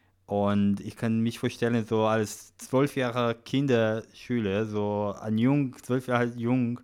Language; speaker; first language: German; non-native, learner; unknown